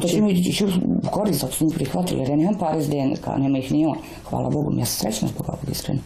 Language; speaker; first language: Bosnian; native; Bosnian